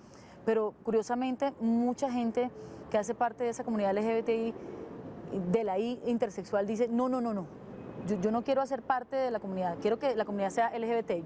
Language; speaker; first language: Spanish; native; Spanish